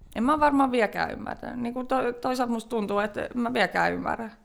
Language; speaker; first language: Finnish; native; Finnish